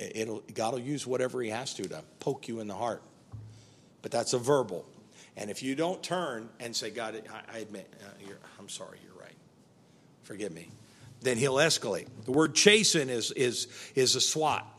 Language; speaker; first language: English; native; English